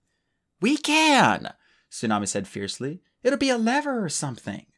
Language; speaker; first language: English; native; English